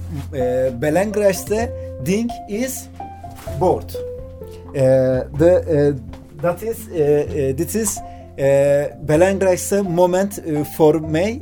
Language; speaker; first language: Dutch; non-native, learner; Turkish